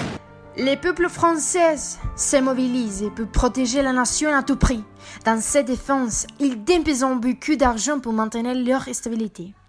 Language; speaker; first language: French; non-native, learner; Spanish